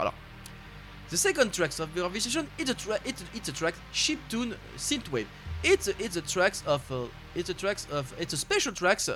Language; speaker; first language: English; non-native, learner; French